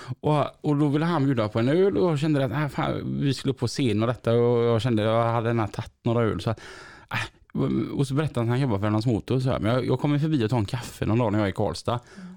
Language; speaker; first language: Swedish; native; Swedish